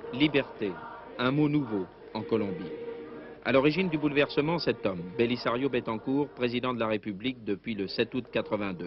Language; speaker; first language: French; native; French